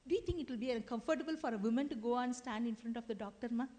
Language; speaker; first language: English; non-native, local second language; Tamil